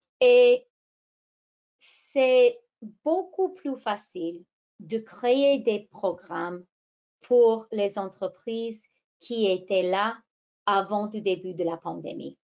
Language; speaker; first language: French; non-native, fluent; English